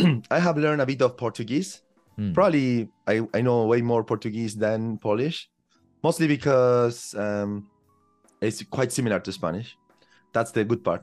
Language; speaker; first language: English; non-native, fluent; Spanish